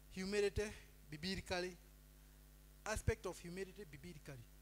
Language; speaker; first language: English; non-native, local second language; Swahili